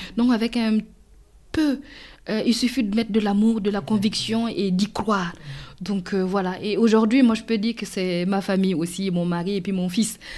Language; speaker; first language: French; non-native, local second language; Mossi